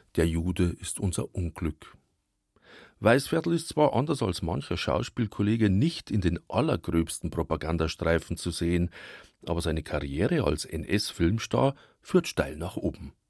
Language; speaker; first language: German; native; German